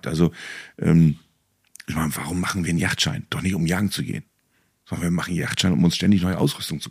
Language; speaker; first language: German; native; German